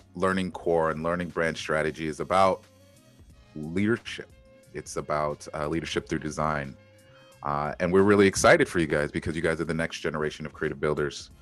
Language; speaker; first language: English; native; English